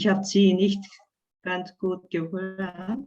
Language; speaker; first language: German; non-native, fluent; Korean